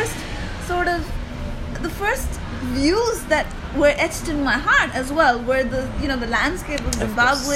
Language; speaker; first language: English; non-native, local second language; Malayalam